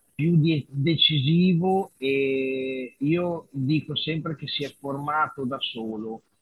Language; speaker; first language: Italian; native; Italian